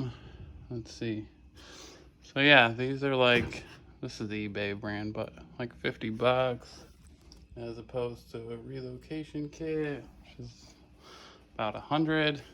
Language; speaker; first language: English; native; English